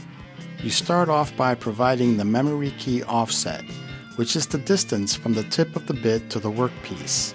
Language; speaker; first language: English; native; English